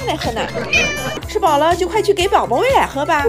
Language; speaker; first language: Chinese; native; Chinese